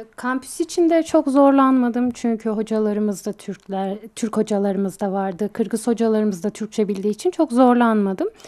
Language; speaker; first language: Turkish; native; Turkish